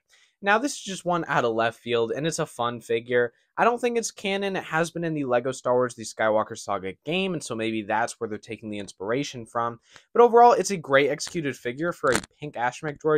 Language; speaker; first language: English; native; English